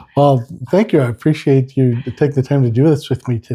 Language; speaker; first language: English; native; English